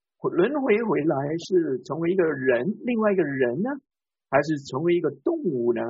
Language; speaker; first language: Chinese; non-native, local second language; Cantonese